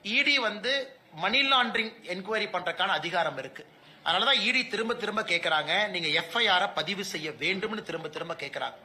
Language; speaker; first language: Tamil; native; Tamil